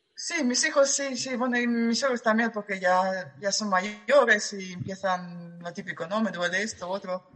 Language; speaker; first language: Spanish; non-native, fluent; Russian